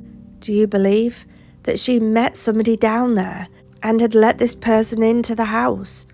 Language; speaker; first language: English; native; English